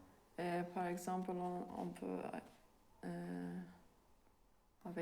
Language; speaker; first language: French; non-native, fluent; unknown